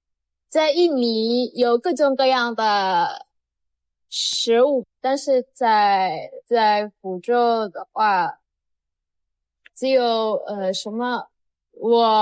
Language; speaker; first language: Chinese; non-native, learner; Indonesian